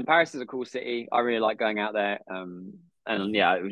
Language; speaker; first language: English; native; English